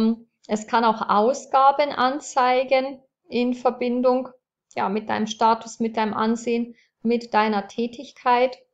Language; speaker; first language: German; native; German